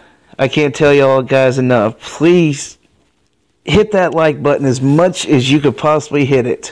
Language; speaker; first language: English; native; English